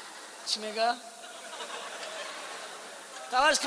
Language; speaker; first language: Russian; non-native, learner; Tajik